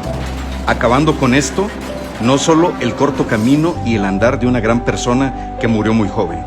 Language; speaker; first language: Spanish; native; Spanish